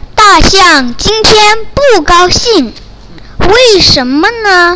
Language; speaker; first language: Chinese; non-native, local second language; Cantonese